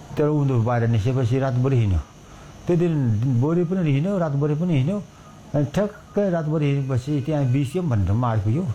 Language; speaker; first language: Nepali; non-native, local second language; Sherpa